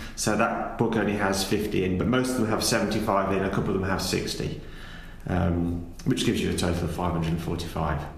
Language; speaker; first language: English; native; English